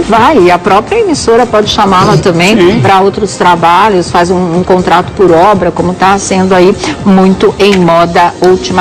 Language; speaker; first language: Portuguese; native; Portuguese